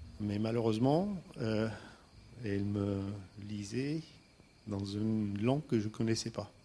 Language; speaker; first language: French; non-native, fluent; Armenian